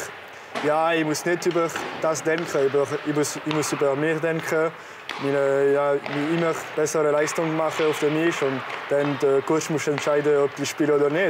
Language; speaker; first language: German; non-native, local second language; French